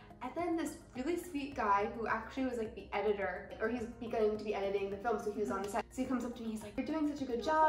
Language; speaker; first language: English; native; English